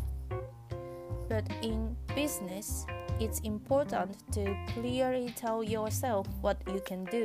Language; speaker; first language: English; non-native, fluent; Japanese